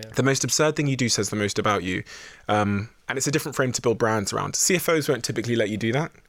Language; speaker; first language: English; native; English